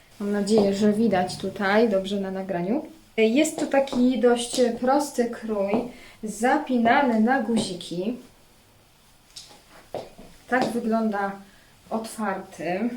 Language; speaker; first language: Polish; native; Polish